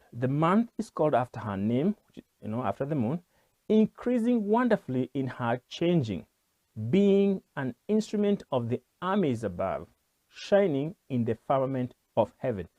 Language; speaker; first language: English; non-native, local second language; Kikuyu